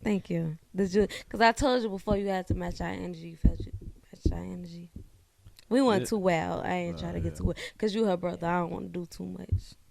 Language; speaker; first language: English; native; English